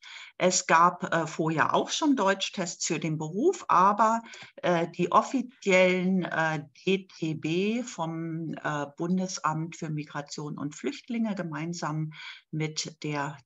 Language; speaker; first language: German; native; German